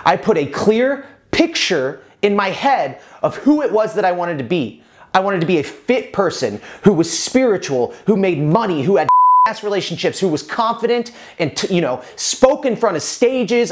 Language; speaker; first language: English; native; English